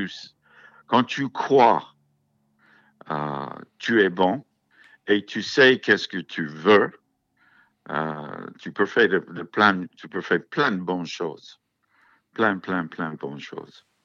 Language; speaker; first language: French; non-native, fluent; English